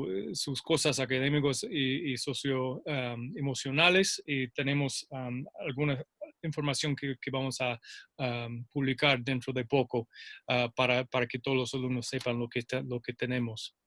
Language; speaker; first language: Spanish; non-native, fluent; English